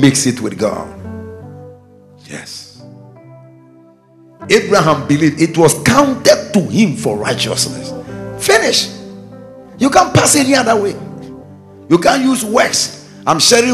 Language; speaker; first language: English; non-native, local second language; Akan